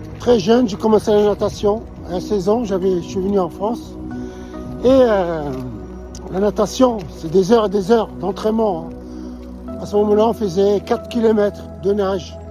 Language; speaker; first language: French; non-native, local second language; Arabic